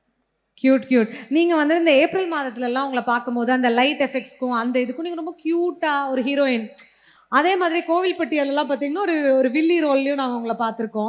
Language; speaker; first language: Tamil; native; Tamil